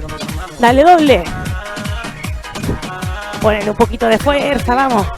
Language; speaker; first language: Spanish; native; Spanish